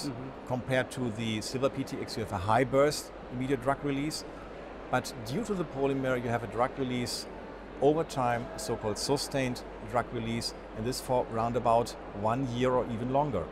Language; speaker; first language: English; non-native, fluent; German